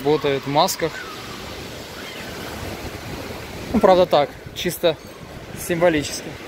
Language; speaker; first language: Russian; native; Russian